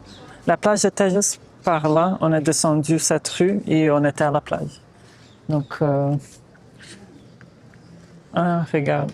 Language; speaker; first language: French; non-native, fluent; Portuguese